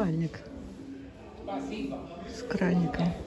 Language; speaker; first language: Russian; native; Russian